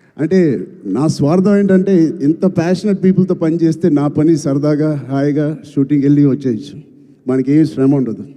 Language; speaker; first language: Telugu; native; Telugu